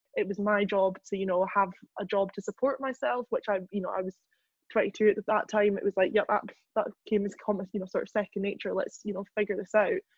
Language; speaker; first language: English; native; English